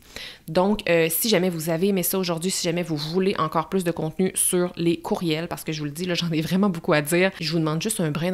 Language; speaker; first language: French; native; French